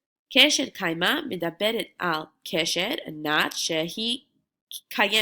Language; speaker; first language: Hebrew; non-native, fluent; English